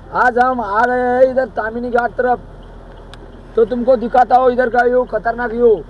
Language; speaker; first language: Hindi; non-native, local second language; Marathi